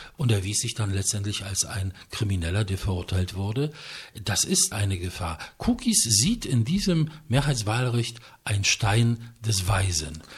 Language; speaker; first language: German; non-native, fluent; Polish